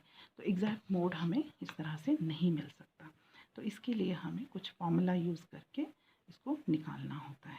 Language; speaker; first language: Hindi; native; Hindi